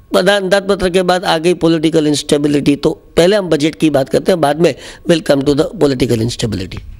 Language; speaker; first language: Hindi; non-native, local second language; Gujarati